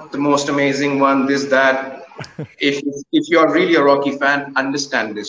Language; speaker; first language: English; non-native, local second language; Hindi